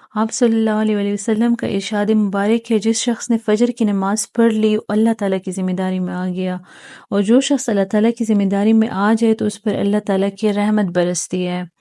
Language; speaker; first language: Urdu; non-native, local second language; Pashto